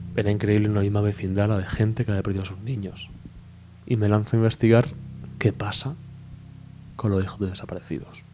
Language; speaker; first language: Spanish; native; Spanish